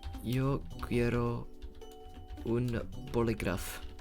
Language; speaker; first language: Spanish; non-native, learner; English